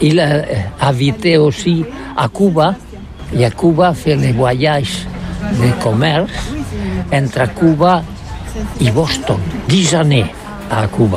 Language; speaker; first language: French; non-native, learner; Catalan